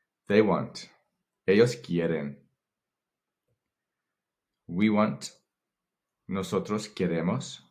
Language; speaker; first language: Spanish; non-native, fluent; English